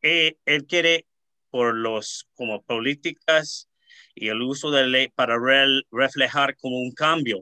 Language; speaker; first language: Spanish; early bilingual, heritage; Spanish